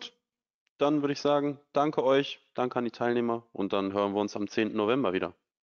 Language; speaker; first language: German; native; German